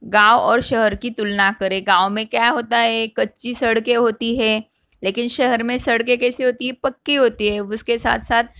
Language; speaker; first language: Hindi; non-native, local second language; Marathi